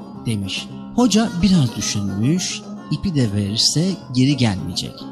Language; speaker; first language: Turkish; native; Turkish